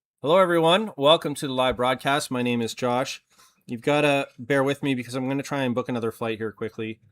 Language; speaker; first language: English; native; English